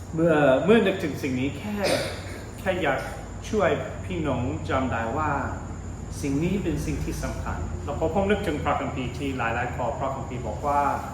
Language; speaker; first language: Thai; non-native, fluent; English